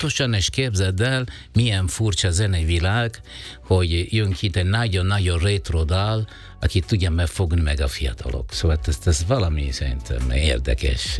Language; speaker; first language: Hungarian; non-native, fluent; Italian